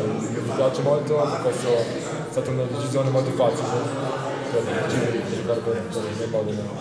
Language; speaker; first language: Italian; non-native, learner; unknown